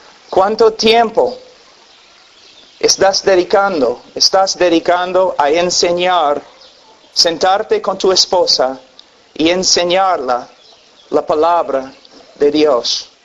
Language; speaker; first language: Spanish; non-native, fluent; English